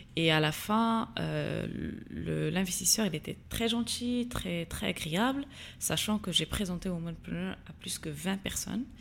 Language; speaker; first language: French; non-native, local second language; Tachelhit